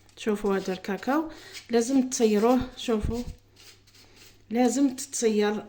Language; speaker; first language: Arabic; native; Arabic